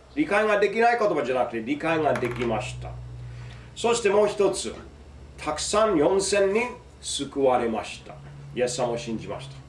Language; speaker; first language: Japanese; non-native, fluent; English